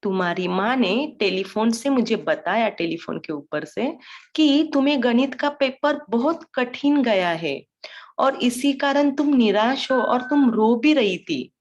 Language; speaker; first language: Hindi; non-native, local second language; Marathi